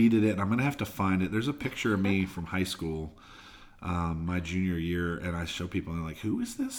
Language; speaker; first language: English; native; English